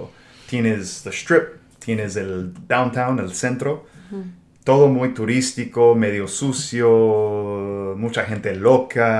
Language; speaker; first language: Spanish; non-native, fluent; English